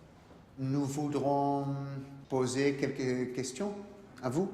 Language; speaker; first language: French; non-native, learner; Dutch